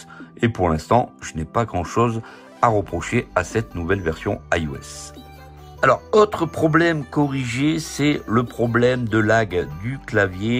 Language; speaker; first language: French; native; French